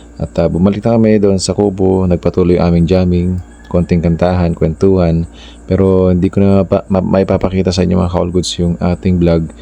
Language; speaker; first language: Filipino; non-native, local second language; Bikol